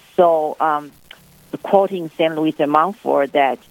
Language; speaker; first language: English; non-native, fluent; Chinese